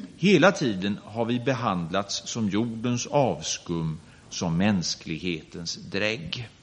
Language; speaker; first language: Swedish; native; Swedish